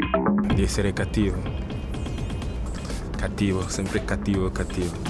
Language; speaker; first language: Italian; non-native, learner; French